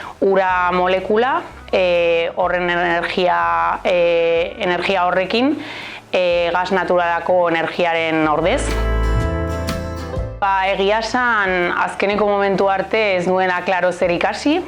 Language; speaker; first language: Basque; non-native, local second language; Spanish